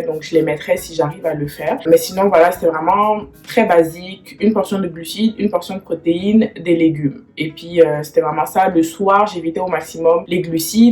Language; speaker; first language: French; native; French